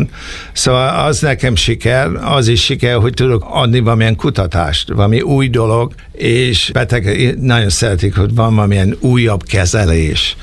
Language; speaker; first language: Hungarian; early bilingual, heritage; Hungarian